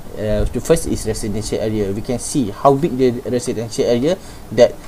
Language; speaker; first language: English; non-native, local second language; Malay